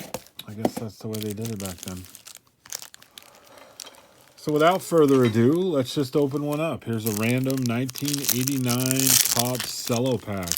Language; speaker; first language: English; native; English